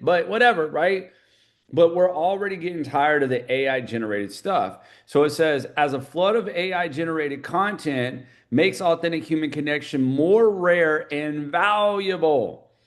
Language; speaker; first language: English; native; English